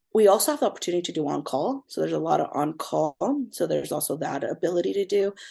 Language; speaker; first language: English; native; English